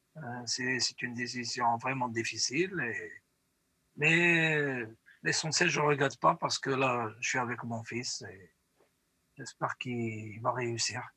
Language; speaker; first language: French; non-native, local second language; Arabic